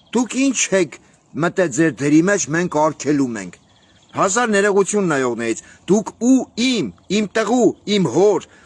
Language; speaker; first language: Armenian; native; Armenian